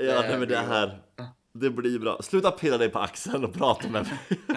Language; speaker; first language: Swedish; native; Swedish